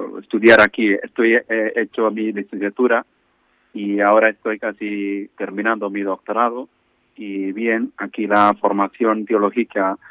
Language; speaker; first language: Spanish; non-native, fluent; Malayalam